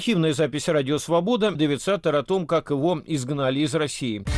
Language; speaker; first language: Russian; native; Russian